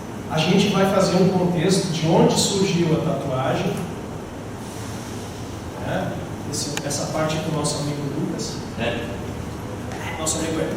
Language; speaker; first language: Portuguese; native; Portuguese